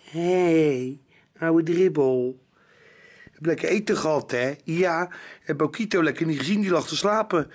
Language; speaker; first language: Dutch; native; Dutch